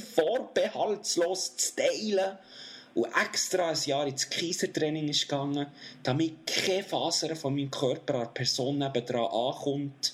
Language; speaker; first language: German; native; German